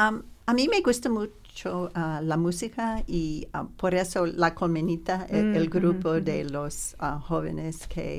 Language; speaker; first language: Spanish; non-native, learner; English